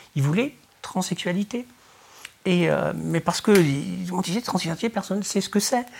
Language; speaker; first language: French; early bilingual, other home language; Spanish